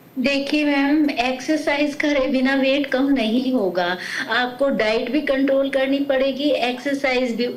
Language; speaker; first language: Hindi; native; Hindi